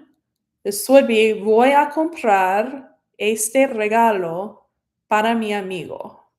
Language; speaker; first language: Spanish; non-native, fluent; English